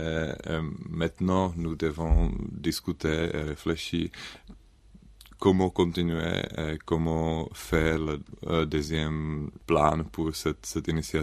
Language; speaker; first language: French; non-native, learner; Czech